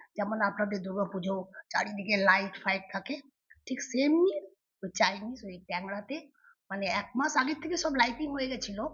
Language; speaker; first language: Bangla; non-native, local second language; Hakka Chinese